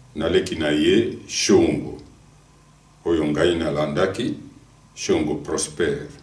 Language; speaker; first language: Lingala; non-native, local second language; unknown